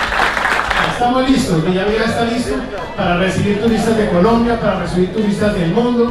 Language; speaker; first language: Spanish; native; Spanish